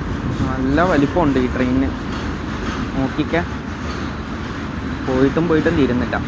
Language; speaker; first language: Malayalam; native; Malayalam